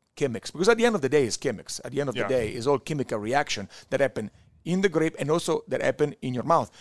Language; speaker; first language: English; non-native, fluent; Italian